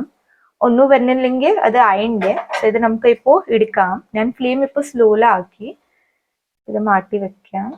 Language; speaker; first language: Malayalam; non-native, fluent; Hindi